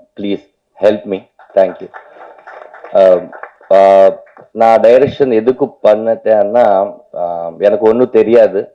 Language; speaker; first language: Tamil; non-native, learner; Telugu